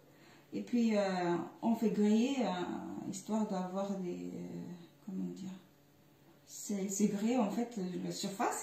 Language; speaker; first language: French; non-native, fluent; Japanese